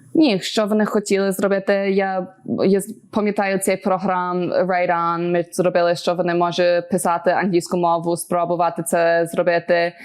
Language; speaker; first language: Ukrainian; early bilingual, heritage; Ukrainian